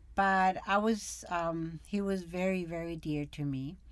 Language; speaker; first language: English; early bilingual, other home language; Spanish